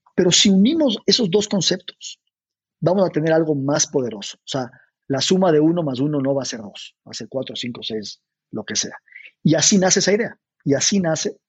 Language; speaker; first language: Spanish; native; Spanish